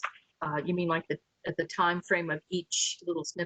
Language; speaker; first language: English; native; English